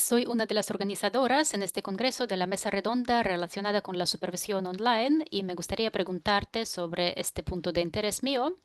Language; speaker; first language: Spanish; non-native, fluent; Russian